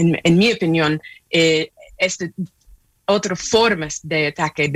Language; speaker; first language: Spanish; non-native, fluent; English